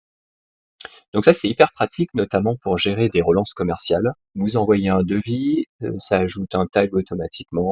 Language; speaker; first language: French; native; French